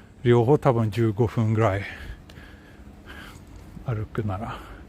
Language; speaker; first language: Japanese; non-native, fluent; Swedish